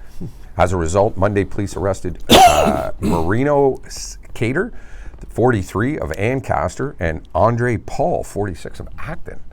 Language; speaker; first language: English; native; English